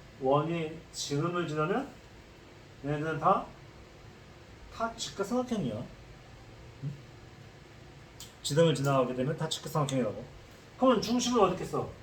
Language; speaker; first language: Korean; native; Korean